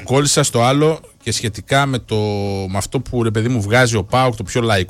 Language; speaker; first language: Greek; native; Greek